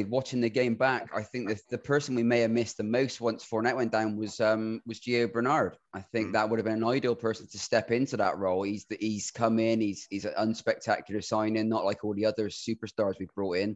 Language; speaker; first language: English; native; English